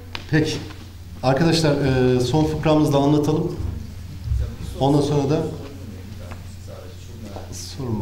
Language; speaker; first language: Turkish; native; Turkish